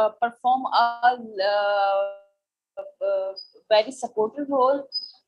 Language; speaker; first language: English; non-native, learner; Urdu